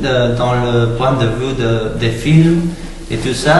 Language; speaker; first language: French; non-native, learner; Spanish